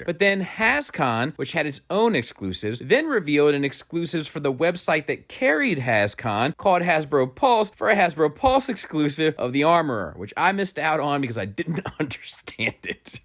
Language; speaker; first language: English; native; English